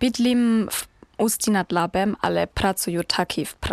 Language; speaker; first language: Czech; non-native, learner; German